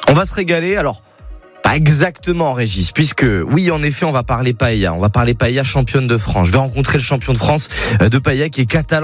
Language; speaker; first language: French; native; French